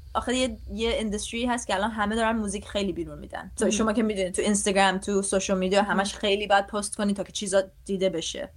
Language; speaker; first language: Persian; early bilingual, other home language; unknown